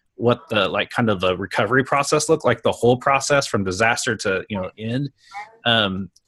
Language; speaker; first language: English; native; English